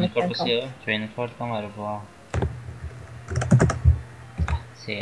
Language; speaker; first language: Norwegian; native; Norwegian